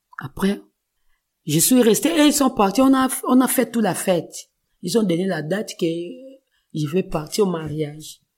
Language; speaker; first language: French; non-native, local second language; Kongo